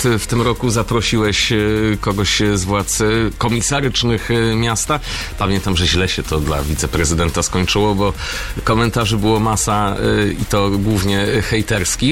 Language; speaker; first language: Polish; native; Polish